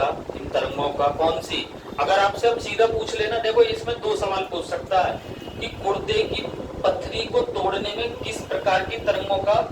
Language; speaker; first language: Hindi; native; Hindi